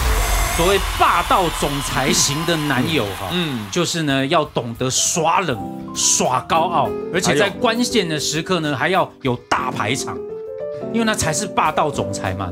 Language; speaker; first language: Chinese; native; Chinese